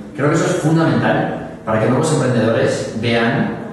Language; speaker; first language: Spanish; native; Spanish